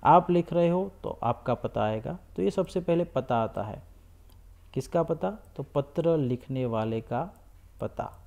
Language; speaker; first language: Hindi; non-native, local second language; Gujarati